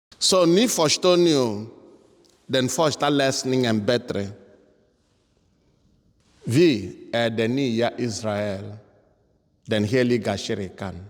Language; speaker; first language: Swedish; non-native, fluent; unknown